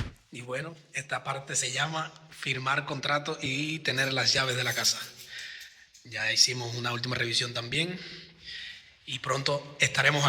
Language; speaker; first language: Spanish; native; Spanish